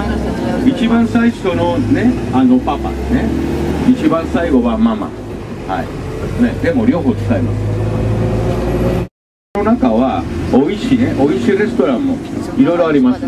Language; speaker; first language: Japanese; non-native, fluent; Spanish